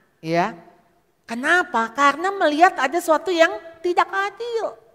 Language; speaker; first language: Indonesian; native; Indonesian